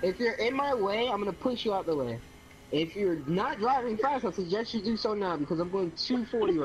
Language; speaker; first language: English; native; English